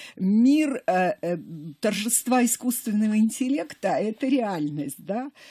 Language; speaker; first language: Russian; native; Russian